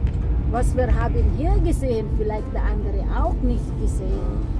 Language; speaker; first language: German; non-native, learner; Filipino